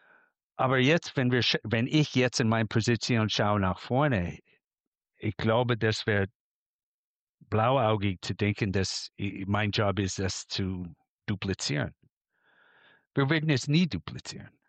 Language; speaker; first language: German; non-native, fluent; English